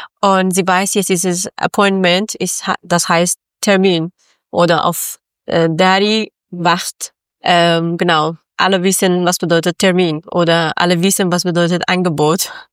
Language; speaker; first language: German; non-native, learner; Persian